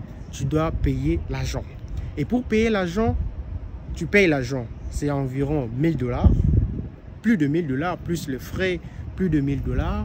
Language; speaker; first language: French; non-native, local second language; Lingala